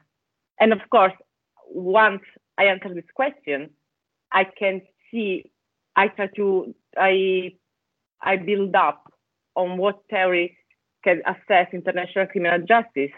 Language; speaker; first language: English; non-native, fluent; Italian